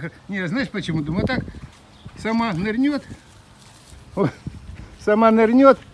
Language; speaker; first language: Russian; native; Russian